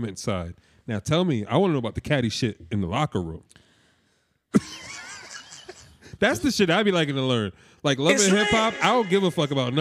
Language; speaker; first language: English; native; English